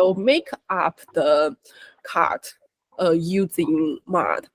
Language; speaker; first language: English; non-native, learner; Chinese